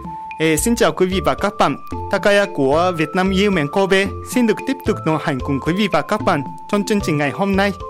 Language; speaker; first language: Vietnamese; non-native, learner; Japanese